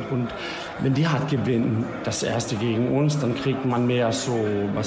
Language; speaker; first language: German; non-native, learner; Danish